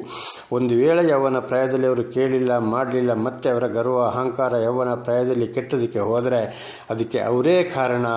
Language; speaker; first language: Kannada; native; Kannada